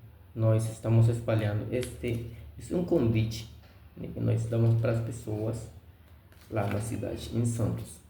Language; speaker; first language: Portuguese; non-native, fluent; Spanish